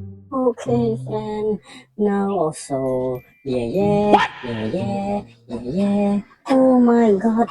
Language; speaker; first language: English; non-native, learner; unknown